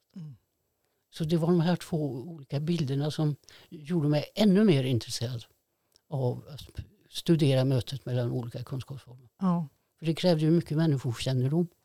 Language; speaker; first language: Swedish; native; Swedish